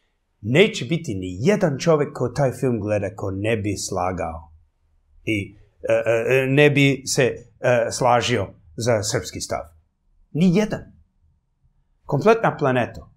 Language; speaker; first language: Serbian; early bilingual, heritage; English